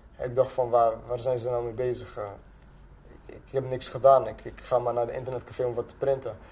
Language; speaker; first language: Dutch; early bilingual, other home language; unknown